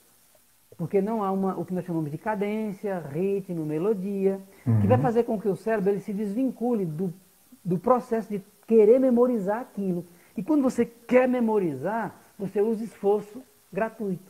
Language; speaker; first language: Portuguese; native; Portuguese